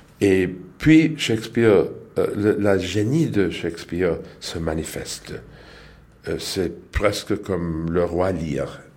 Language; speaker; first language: French; non-native, learner; English